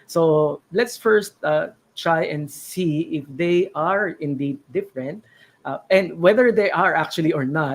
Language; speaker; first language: English; non-native, local second language; Filipino